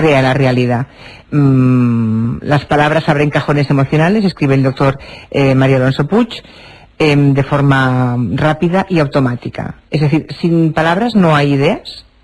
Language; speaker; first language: Spanish; native; Spanish